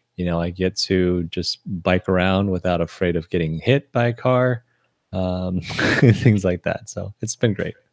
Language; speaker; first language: English; early bilingual, other home language; Chinese